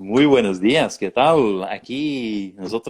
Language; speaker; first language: Spanish; non-native, fluent; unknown